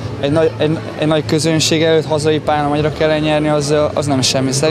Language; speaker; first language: Hungarian; non-native, fluent; Italian